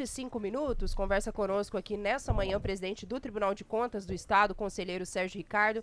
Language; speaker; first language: Portuguese; native; Portuguese